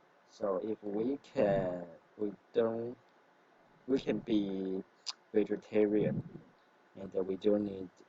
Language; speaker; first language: English; non-native, learner; Chinese